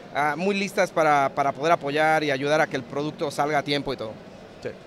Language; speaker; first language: Spanish; early bilingual, heritage; Spanish